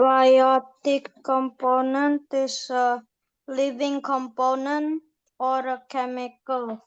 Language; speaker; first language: English; non-native, fluent; Indonesian